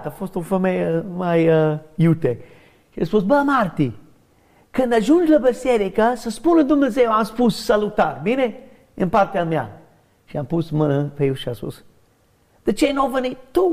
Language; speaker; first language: Romanian; non-native, fluent; English